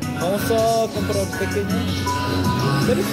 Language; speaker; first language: Spanish; non-native, learner; Korean